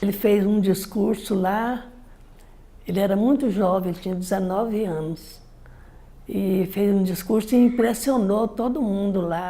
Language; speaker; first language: Portuguese; native; Portuguese